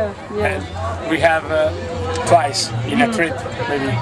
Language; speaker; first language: English; non-native, learner; Italian